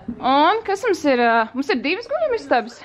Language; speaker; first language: Latvian; native; Latvian